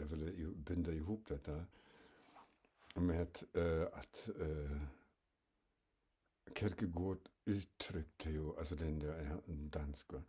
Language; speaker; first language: Swedish; non-native, fluent; German